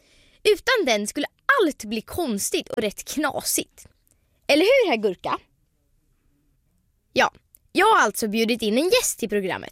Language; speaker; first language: Swedish; native; Swedish